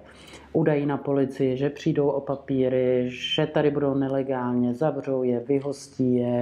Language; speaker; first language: Czech; native; Czech